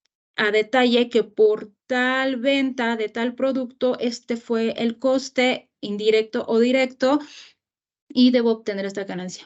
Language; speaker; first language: Spanish; native; Spanish